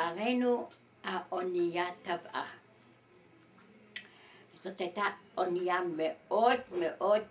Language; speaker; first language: Hebrew; early bilingual, other home language; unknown